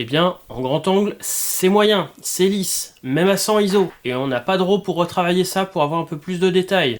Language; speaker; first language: French; native; French